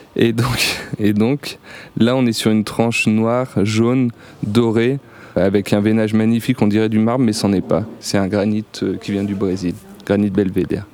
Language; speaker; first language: French; native; French